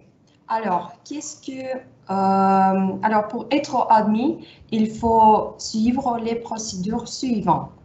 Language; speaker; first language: French; non-native, fluent; Russian